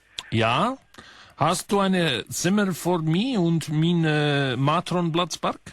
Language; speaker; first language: German; non-native, learner; Icelandic